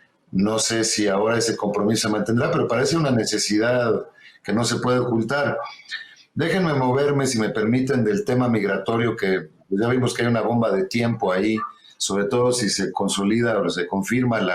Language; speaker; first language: Spanish; native; Spanish